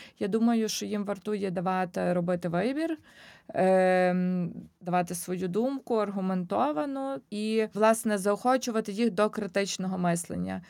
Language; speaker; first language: Ukrainian; native; Ukrainian